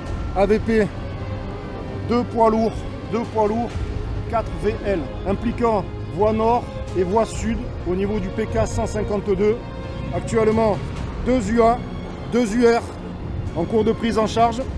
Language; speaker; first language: French; native; French